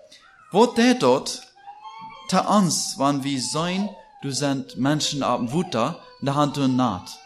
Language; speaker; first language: German; non-native, learner; Plautdietsch